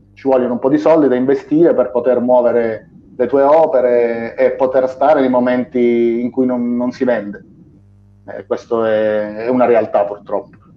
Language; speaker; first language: Italian; native; Italian